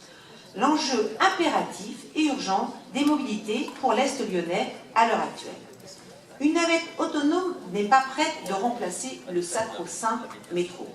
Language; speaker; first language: French; native; French